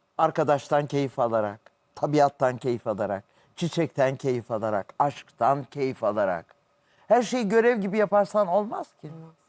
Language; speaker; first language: Turkish; native; Turkish